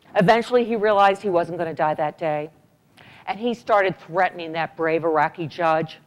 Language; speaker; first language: English; native; English